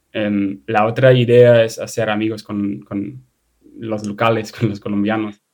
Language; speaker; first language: Spanish; non-native, fluent; German